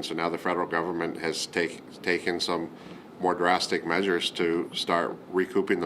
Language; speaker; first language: English; native; English